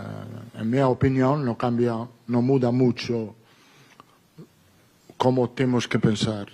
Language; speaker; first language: Portuguese; non-native, learner; Italian